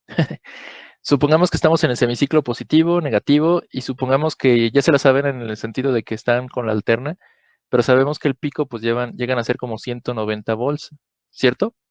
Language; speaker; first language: Spanish; native; Spanish